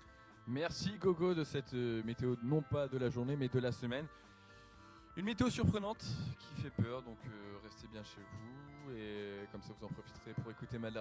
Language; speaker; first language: French; native; French